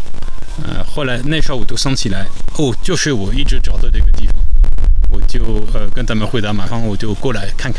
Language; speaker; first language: Chinese; non-native, fluent; French